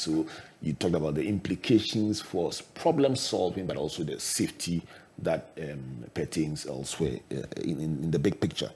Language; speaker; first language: English; non-native, local second language; Akan